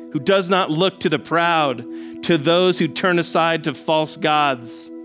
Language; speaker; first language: English; native; English